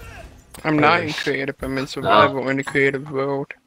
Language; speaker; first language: English; native; English